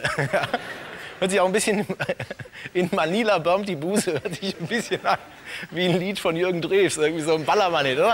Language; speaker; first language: German; native; German